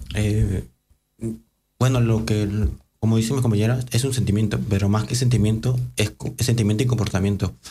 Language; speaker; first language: Spanish; native; Spanish